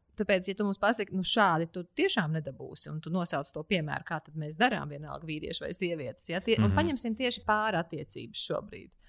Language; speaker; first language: Latvian; native; Latvian